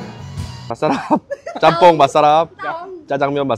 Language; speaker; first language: Filipino; non-native, learner; Korean